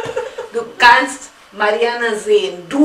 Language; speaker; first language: German; non-native, fluent; Gujarati